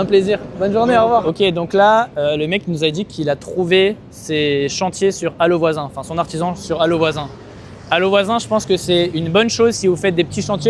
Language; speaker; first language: French; native; French